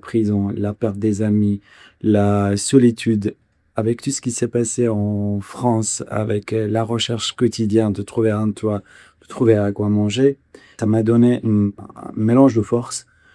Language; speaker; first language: French; non-native, fluent; Kurdish